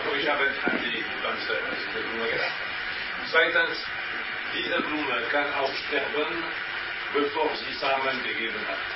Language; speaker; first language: German; non-native, fluent; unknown